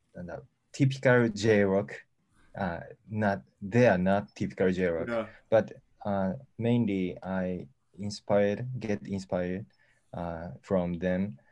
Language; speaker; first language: English; non-native, learner; Japanese